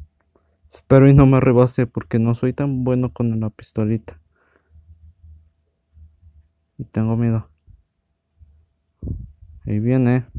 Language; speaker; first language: Spanish; native; Spanish